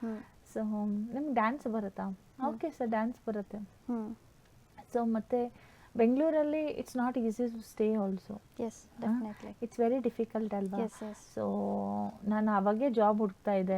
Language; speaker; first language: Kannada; non-native, learner; Hindi